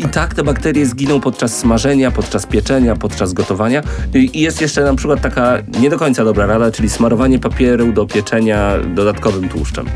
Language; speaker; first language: Polish; native; Polish